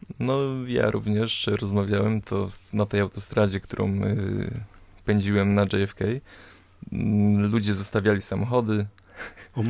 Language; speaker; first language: Polish; native; Polish